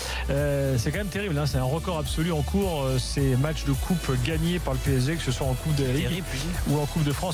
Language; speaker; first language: French; native; French